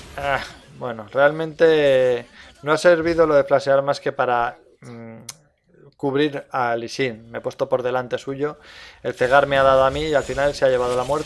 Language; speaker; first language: Spanish; native; Spanish